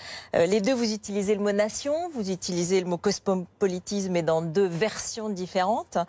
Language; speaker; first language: French; native; French